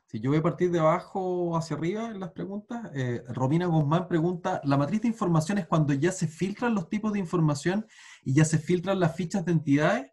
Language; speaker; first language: Spanish; native; Spanish